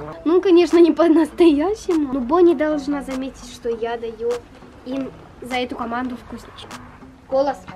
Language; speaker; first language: Russian; native; Russian